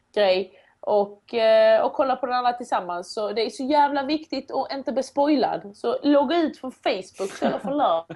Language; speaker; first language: Swedish; early bilingual, other home language; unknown